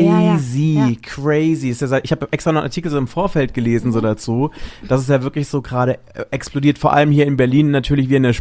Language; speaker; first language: German; native; German